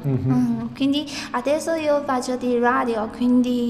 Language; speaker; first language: Italian; non-native, learner; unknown